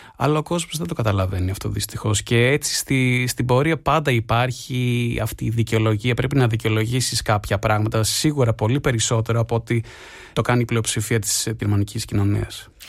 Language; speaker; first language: Greek; early bilingual, heritage; Greek